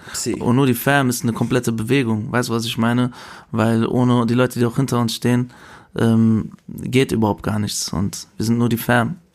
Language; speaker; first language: German; early bilingual, other home language; Spanish